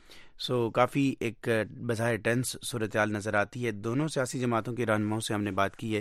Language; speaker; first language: Urdu; native; Urdu